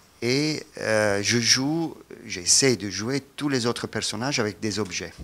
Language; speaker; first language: French; non-native, fluent; Italian